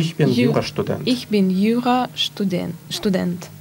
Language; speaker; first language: German; non-native, learner; Russian